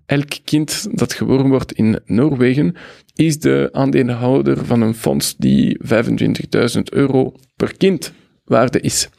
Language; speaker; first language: Dutch; non-native, local second language; French